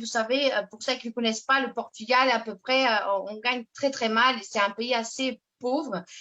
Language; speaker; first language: French; non-native, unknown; Portuguese